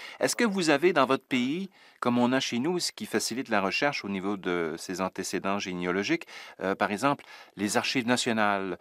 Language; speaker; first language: French; native; French